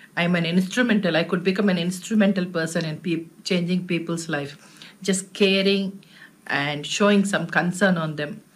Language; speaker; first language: English; non-native, local second language; Telugu